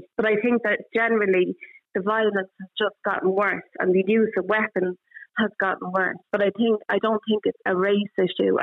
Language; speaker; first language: English; native; English